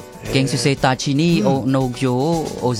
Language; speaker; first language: Japanese; non-native, learner; Khmer